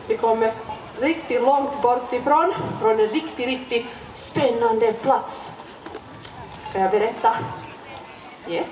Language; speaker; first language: Swedish; non-native, local second language; Finnish